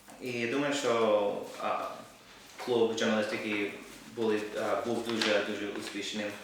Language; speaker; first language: Ukrainian; non-native, learner; English